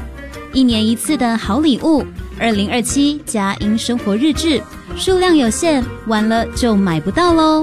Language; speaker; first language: Chinese; native; Chinese